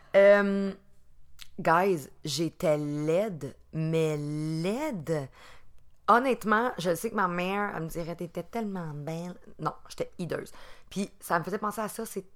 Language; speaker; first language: French; native; French